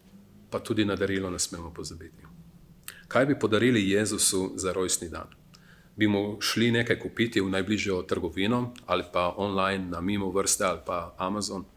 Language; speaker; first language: Slovenian; native; Slovenian